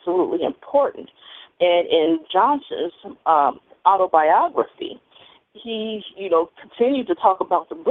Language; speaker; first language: English; native; English